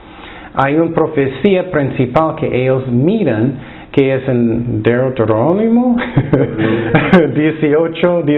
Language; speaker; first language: Spanish; non-native, fluent; English